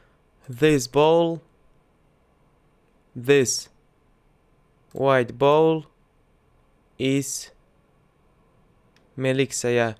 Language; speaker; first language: English; non-native, learner; Russian